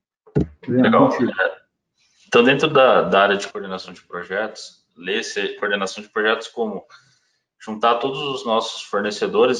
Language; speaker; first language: Portuguese; native; Portuguese